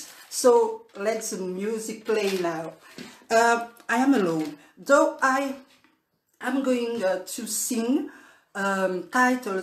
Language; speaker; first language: English; non-native, learner; French